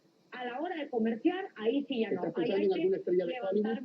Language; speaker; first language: Spanish; native; Spanish